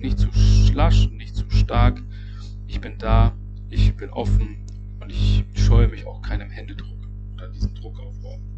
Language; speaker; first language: German; native; German